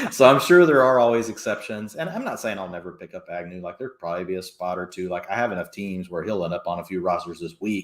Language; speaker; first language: English; native; English